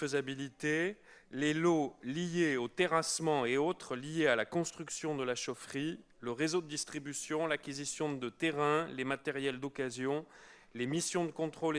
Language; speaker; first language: French; native; French